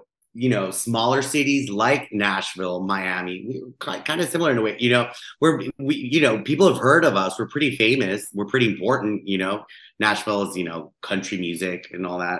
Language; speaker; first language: English; non-native, fluent; Spanish